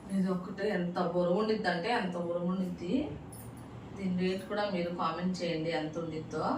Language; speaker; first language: Telugu; non-native, local second language; Urdu